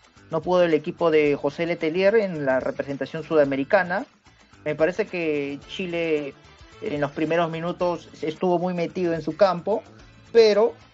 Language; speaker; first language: Spanish; native; Spanish